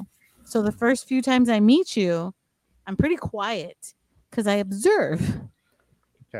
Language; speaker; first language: English; early bilingual, other home language; Spanish